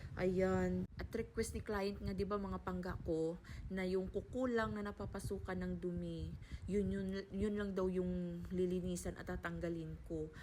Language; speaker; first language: Filipino; non-native, local second language; Hiligaynon